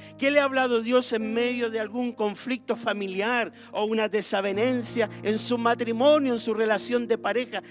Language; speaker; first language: Spanish; native; Spanish